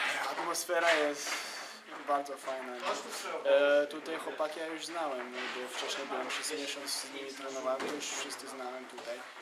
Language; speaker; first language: Polish; early bilingual, heritage; Polish